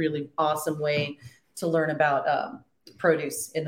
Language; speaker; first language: English; native; English